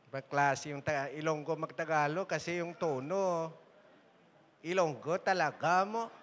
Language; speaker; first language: Filipino; non-native, local second language; Hiligaynon